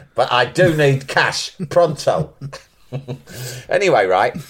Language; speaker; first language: English; native; English